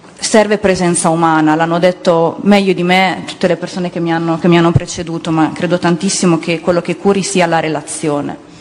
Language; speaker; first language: Italian; native; Italian